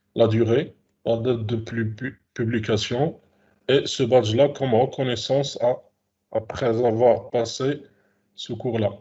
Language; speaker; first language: French; non-native, local second language; Arabic